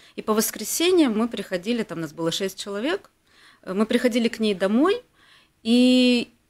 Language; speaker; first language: Russian; native; Russian